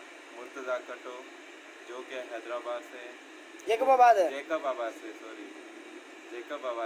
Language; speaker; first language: Hindi; non-native, local second language; Sindhi